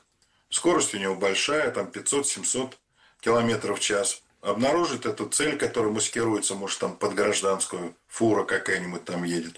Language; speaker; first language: Russian; native; Russian